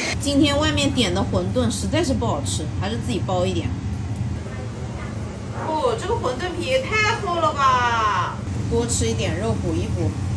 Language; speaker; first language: Chinese; native; Chinese